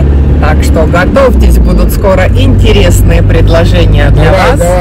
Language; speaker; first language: Russian; native; Russian